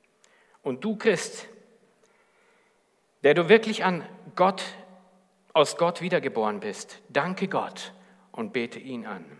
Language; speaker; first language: German; native; German